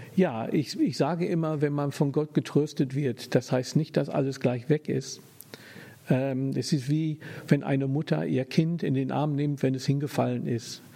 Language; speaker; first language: German; non-native, fluent; English